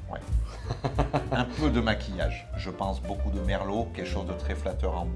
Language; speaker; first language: French; native; French